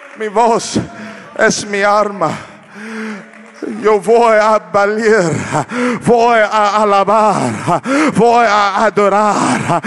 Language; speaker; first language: Spanish; non-native, learner; English